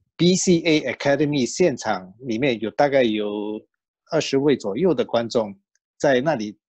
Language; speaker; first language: Chinese; native; Chinese